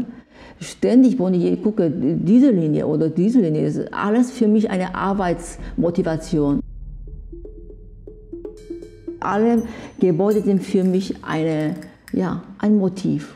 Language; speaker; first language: German; non-native, fluent; Korean